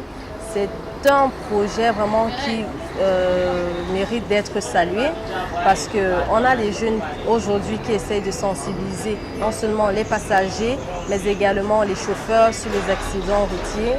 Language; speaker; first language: French; native; French